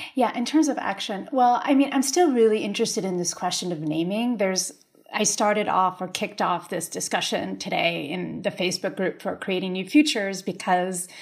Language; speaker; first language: English; early bilingual, other home language; Spanish